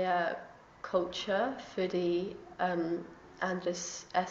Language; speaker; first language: German; non-native, learner; English